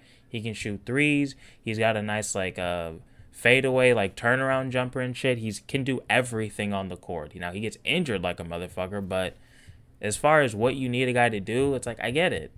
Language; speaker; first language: English; native; English